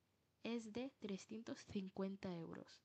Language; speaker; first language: Spanish; non-native, fluent; Bangla